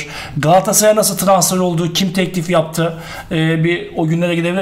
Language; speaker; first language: Turkish; native; Turkish